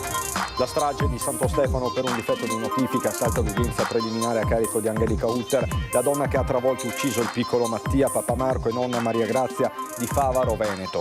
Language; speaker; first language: Italian; native; Italian